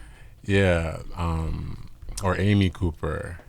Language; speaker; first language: English; native; English